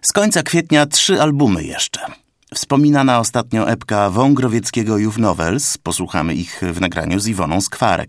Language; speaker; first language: Polish; native; Polish